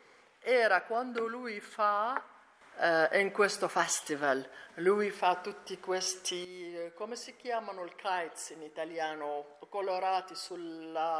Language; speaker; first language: Italian; non-native, learner; Arabic